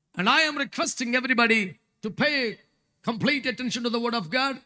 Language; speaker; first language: English; non-native, local second language; Telugu